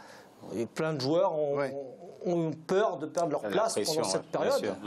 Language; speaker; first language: French; native; French